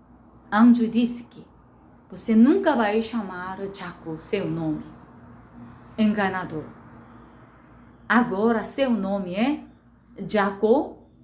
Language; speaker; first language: Portuguese; non-native, learner; Korean